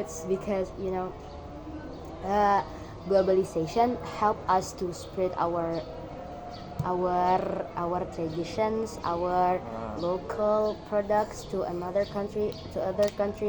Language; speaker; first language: English; non-native, learner; Indonesian